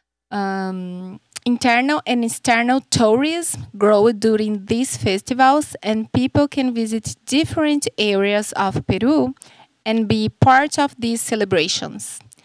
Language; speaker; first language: English; non-native, fluent; Portuguese